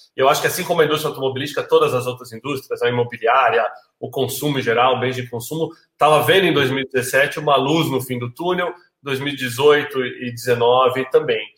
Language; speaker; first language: Portuguese; native; Portuguese